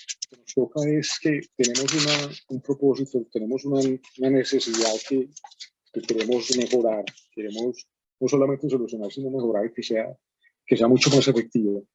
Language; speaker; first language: Spanish; native; Spanish